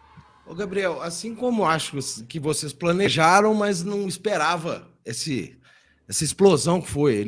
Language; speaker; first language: Portuguese; native; Portuguese